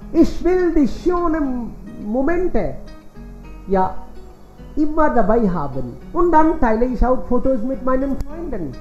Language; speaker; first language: German; non-native, fluent; Hindi